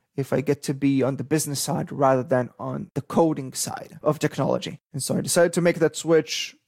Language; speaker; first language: English; non-native, fluent; Hebrew